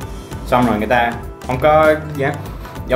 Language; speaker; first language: Vietnamese; non-native, fluent; English